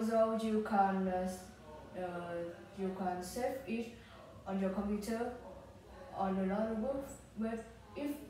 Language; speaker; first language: English; non-native, learner; Vietnamese